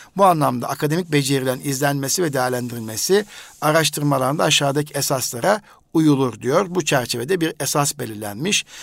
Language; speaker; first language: Turkish; native; Turkish